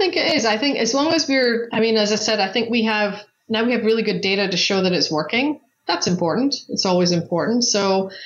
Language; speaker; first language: English; native; English